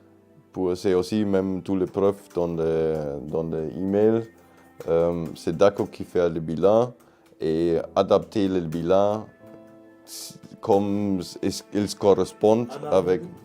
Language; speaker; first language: French; non-native, fluent; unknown